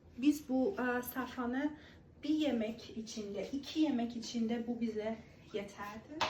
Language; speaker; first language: Turkish; non-native, learner; Persian